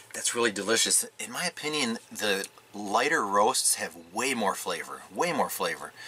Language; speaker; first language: English; native; English